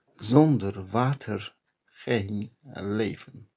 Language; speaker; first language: Dutch; non-native, learner; Turkish